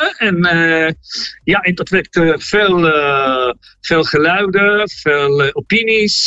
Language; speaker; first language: Dutch; non-native, fluent; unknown